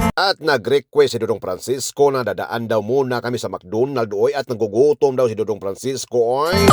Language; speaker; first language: Filipino; non-native, local second language; Cebuano